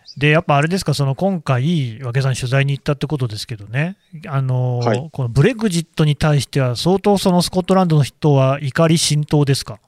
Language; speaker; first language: Japanese; native; Japanese